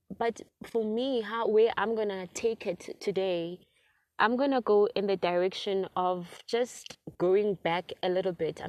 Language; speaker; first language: English; non-native, local second language; Zulu